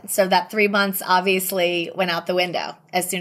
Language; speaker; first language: English; native; English